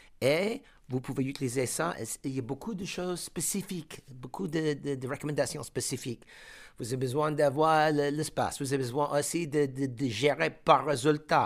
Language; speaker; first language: French; non-native, fluent; English